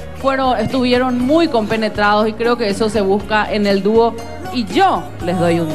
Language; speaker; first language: Spanish; native; Spanish